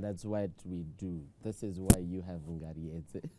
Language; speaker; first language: English; non-native, local second language; Shona